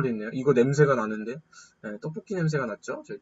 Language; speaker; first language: Korean; native; Korean